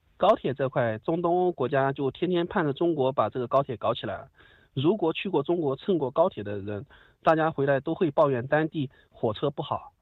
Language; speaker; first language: Chinese; native; Chinese